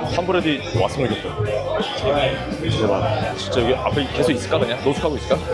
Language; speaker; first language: Korean; native; Korean